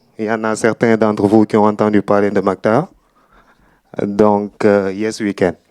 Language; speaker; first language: French; non-native, local second language; Wolof